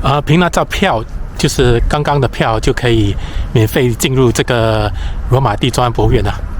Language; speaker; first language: Chinese; native; Chinese